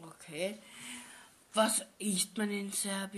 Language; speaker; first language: German; early bilingual, other home language; Turkish